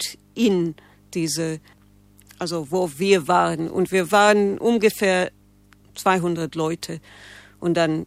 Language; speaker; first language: German; non-native, learner; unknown